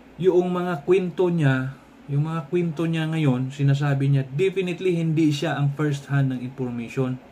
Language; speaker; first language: Filipino; non-native, local second language; Cebuano